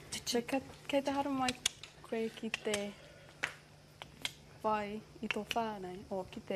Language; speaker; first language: Māori; non-native, learner; English